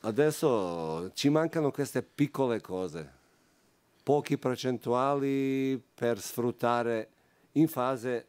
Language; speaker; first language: Italian; non-native, fluent; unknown